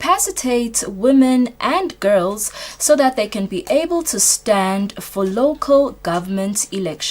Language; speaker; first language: English; non-native, local second language; Swati